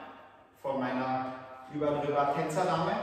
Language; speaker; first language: German; native; German